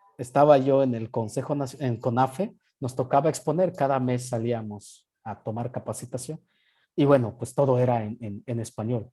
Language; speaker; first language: Spanish; non-native, local second language; Yucateco